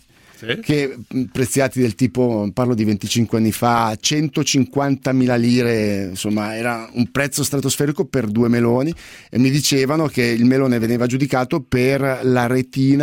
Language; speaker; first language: Italian; native; Italian